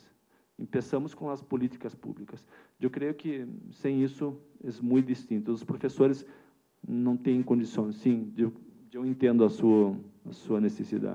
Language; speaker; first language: Spanish; non-native, learner; Portuguese